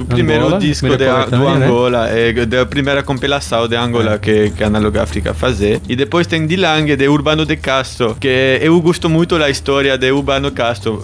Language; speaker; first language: Portuguese; non-native, learner; German